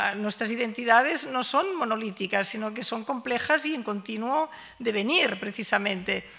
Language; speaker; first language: Spanish; non-native, local second language; Catalan